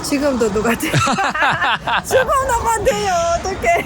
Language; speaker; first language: Korean; non-native, learner; Persian